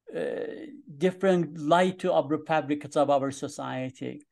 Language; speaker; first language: English; non-native, fluent; Persian